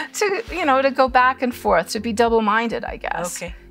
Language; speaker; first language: English; native; English